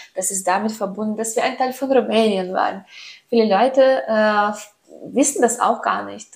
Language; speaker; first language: German; non-native, fluent; Ukrainian